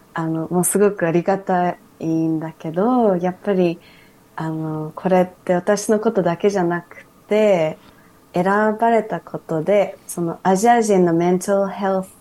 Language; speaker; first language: Japanese; early bilingual, heritage; Japanese